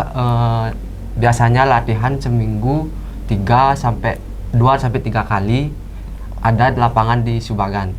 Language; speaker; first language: Indonesian; non-native, local second language; Balinese